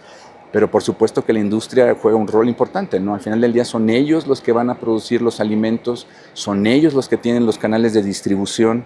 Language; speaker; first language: Spanish; native; Spanish